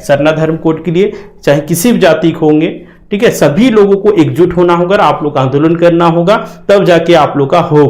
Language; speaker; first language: Hindi; native; Hindi